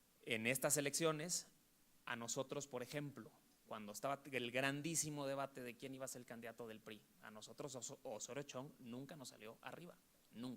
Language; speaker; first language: Spanish; native; Spanish